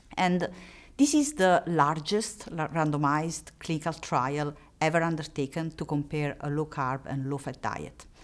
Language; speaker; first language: English; non-native, fluent; Italian